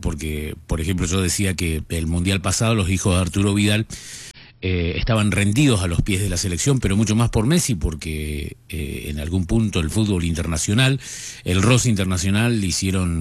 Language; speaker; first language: Spanish; native; Spanish